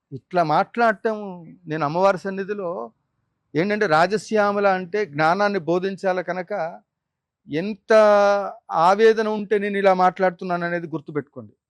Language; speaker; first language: Telugu; native; Telugu